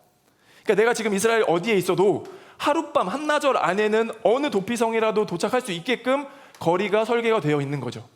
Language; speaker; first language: Korean; native; Korean